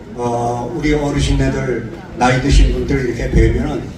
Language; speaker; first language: Korean; native; Korean